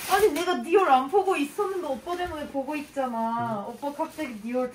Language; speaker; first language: Korean; non-native, fluent; Turkish